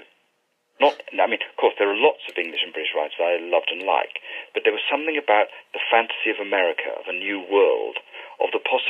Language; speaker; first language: English; native; English